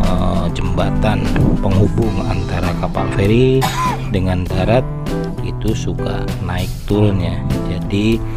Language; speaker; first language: Indonesian; native; Indonesian